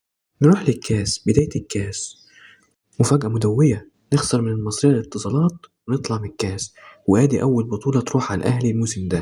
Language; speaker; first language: Arabic; native; Arabic